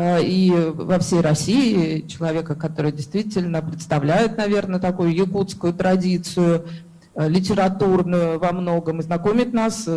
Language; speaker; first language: Russian; native; Russian